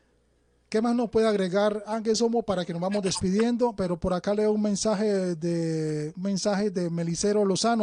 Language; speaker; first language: Spanish; native; Spanish